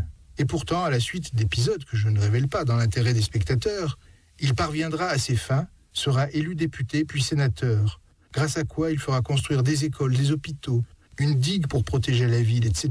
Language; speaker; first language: French; native; French